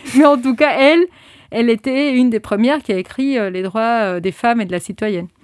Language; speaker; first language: French; non-native, fluent; Spanish